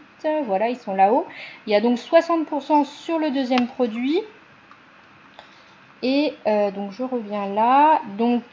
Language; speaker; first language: French; native; French